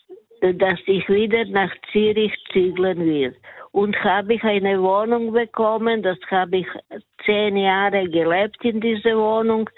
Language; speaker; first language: German; non-native, fluent; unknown